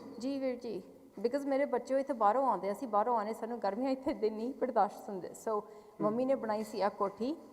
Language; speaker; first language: Punjabi; early bilingual, heritage; Punjabi